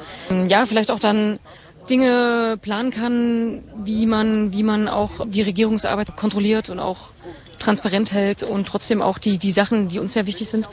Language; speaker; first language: German; native; German